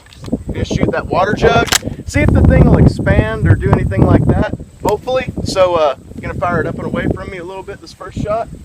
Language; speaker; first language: English; native; English